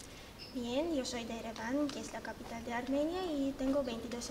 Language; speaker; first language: Spanish; non-native, fluent; Armenian